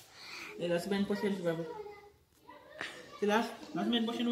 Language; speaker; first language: French; non-native, fluent; English